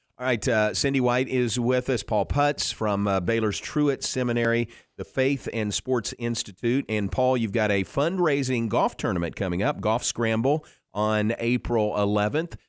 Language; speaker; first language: English; native; English